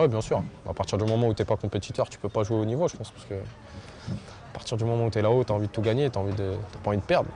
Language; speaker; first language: French; native; French